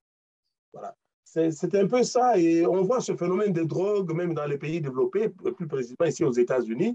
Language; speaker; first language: French; non-native, local second language; Luba-Lulua